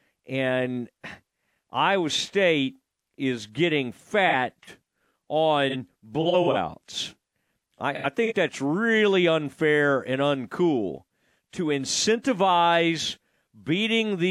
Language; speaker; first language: English; native; English